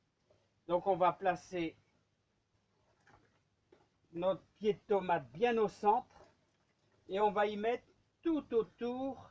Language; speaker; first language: French; native; French